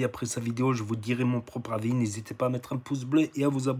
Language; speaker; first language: French; native; French